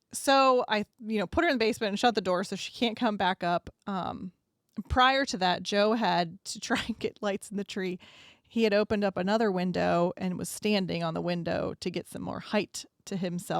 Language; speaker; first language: English; native; English